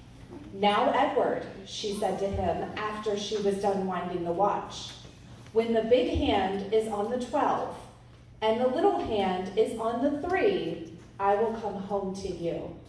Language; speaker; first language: English; native; English